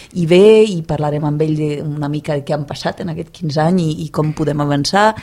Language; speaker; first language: Catalan; non-native, fluent; Italian